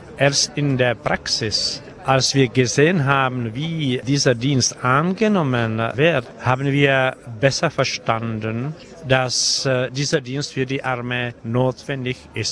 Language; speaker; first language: German; non-native, fluent; Czech